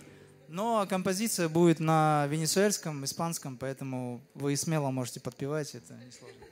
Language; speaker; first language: Russian; native; Russian